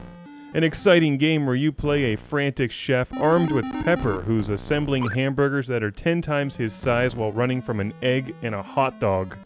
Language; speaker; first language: English; native; English